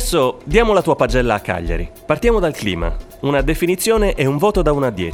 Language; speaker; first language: Italian; native; Italian